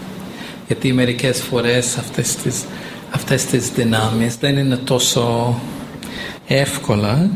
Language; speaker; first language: Greek; non-native, fluent; English